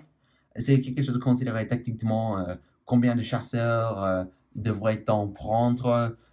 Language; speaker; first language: French; non-native, learner; English